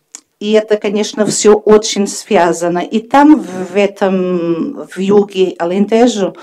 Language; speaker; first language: Russian; non-native, fluent; Portuguese